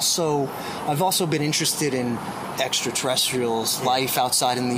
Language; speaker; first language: English; native; English